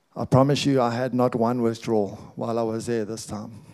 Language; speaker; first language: English; native; English